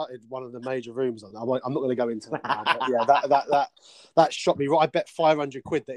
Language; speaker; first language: English; native; English